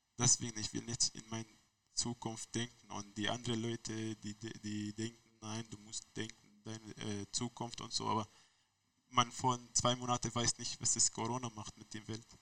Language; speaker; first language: German; non-native, learner; Arabic